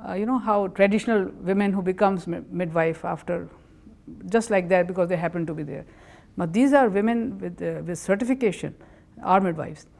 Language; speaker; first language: English; non-native, local second language; Urdu